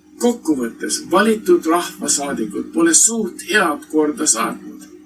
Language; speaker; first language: Estonian; early bilingual, heritage; Estonian